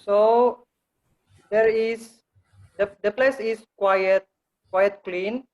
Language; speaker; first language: English; non-native, learner; Indonesian